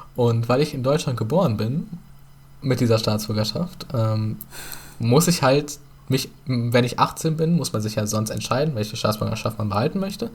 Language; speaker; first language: German; early bilingual, other home language; Turkish